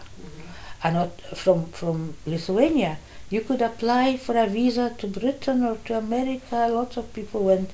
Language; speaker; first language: English; non-native, fluent; Polish